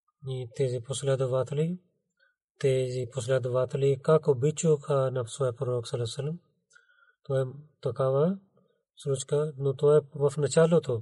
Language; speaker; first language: Bulgarian; non-native, learner; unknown